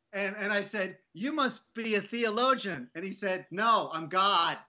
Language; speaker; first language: English; native; English